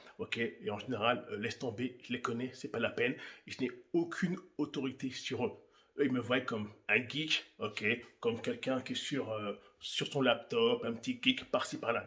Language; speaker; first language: French; native; French